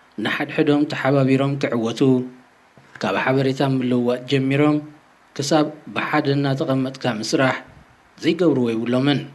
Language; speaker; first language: Tigrinya; native; Tigrinya